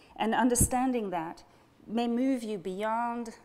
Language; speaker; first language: English; non-native, fluent; French